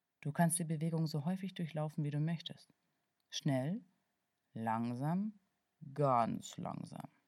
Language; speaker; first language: German; native; German